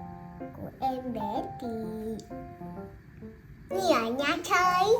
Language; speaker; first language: Vietnamese; non-native, learner; Japanese